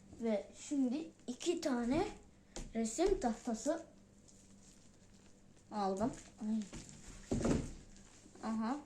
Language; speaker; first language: Turkish; non-native, learner; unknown